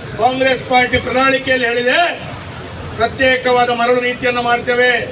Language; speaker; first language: Kannada; native; Kannada